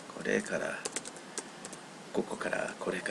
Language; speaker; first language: Japanese; non-native, learner; English